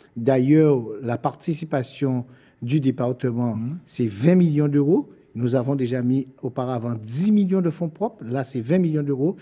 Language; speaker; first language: French; native; French